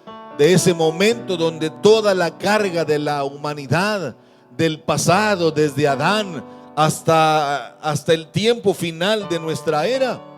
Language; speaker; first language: Spanish; native; Spanish